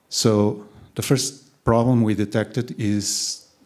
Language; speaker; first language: English; non-native, fluent; Portuguese